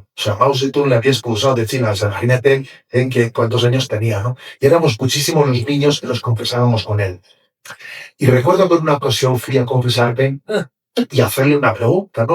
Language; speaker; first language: Spanish; native; Spanish